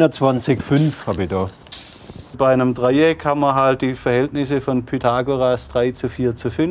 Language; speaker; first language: German; native; German